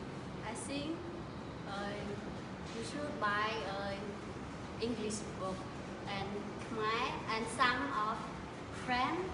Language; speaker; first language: English; non-native, learner; Khmer